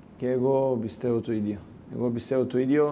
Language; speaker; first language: Greek; non-native, learner; Serbian